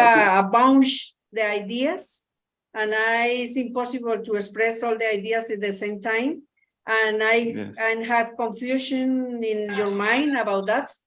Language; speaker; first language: English; non-native, learner; Spanish